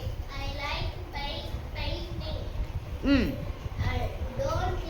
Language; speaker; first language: English; non-native, learner; Tamil